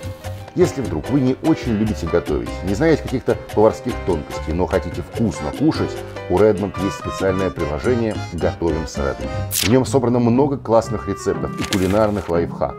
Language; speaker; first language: Russian; native; Russian